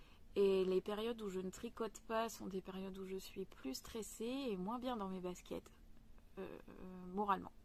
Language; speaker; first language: French; native; French